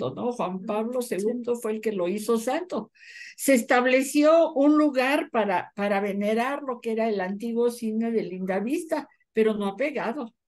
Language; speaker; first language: Spanish; native; Spanish